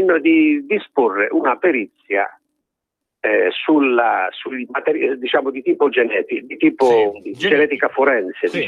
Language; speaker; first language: Italian; native; Italian